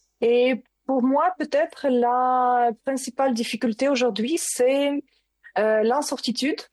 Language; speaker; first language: French; non-native, learner; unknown